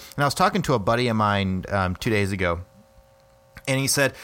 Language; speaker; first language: English; native; English